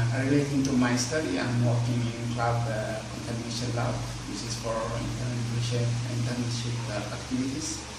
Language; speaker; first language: English; non-native, learner; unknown